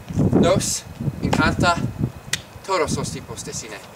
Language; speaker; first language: Spanish; non-native, learner; English